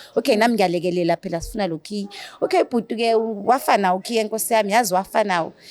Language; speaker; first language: Zulu; native; Zulu